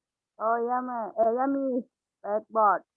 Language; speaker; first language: English; non-native, learner; Indonesian